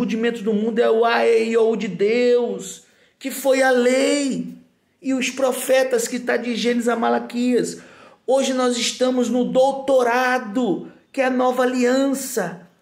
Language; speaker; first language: Portuguese; native; Portuguese